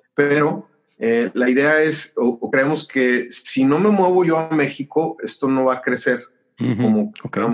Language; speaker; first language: Spanish; native; Spanish